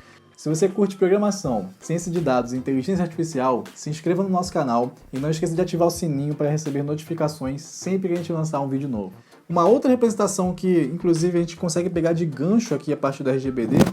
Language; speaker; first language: Portuguese; native; Portuguese